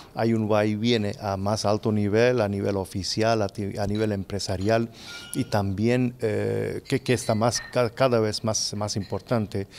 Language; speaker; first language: Spanish; non-native, fluent; Hindi